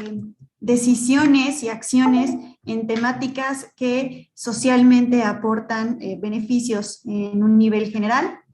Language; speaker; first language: Spanish; native; Spanish